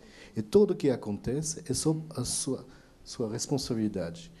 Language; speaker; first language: Portuguese; non-native, fluent; French